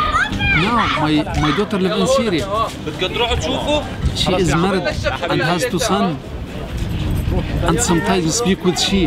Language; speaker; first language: English; non-native, learner; Arabic